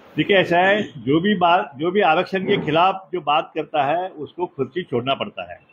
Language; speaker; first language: Hindi; non-native, local second language; Marathi